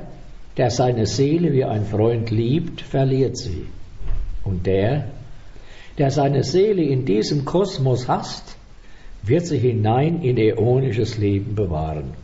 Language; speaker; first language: German; native; German